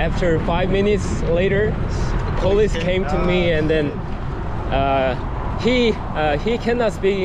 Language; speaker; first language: English; non-native, learner; Korean